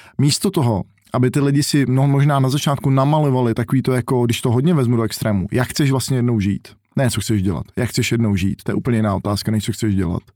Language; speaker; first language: Czech; native; Czech